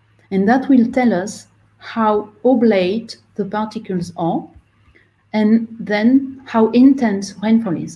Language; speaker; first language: English; non-native, fluent; French